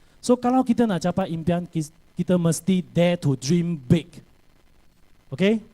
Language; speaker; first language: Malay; non-native, local second language; Chinese